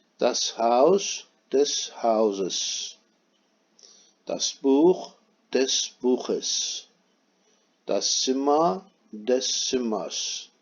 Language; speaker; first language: German; non-native, fluent; Turkish